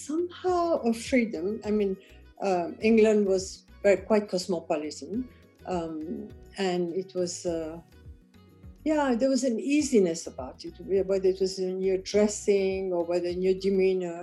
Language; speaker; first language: English; non-native, local second language; Kachhi